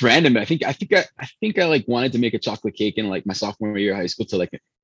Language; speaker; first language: English; early bilingual, other home language; Spanish